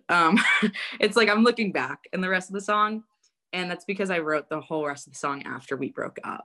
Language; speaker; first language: English; native; English